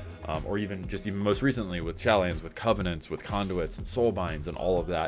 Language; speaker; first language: English; native; English